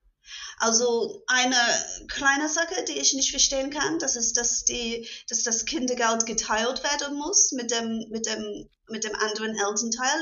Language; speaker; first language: German; non-native, fluent; English